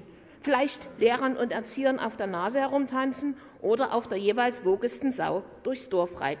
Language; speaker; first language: German; native; German